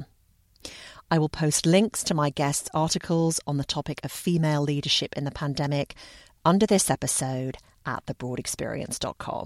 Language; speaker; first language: English; native; English